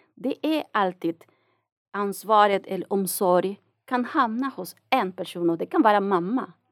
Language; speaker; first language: Swedish; non-native, fluent; Spanish